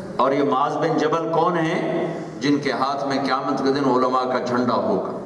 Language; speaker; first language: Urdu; non-native, local second language; Punjabi